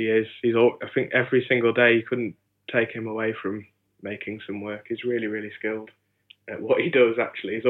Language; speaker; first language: English; native; English